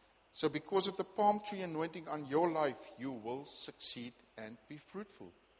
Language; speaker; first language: English; non-native, local second language; Afrikaans